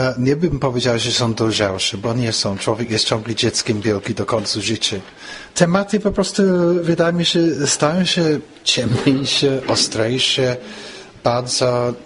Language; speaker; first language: Polish; non-native, fluent; English